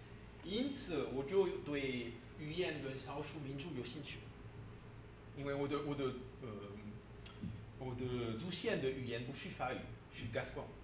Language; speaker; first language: Chinese; non-native, fluent; French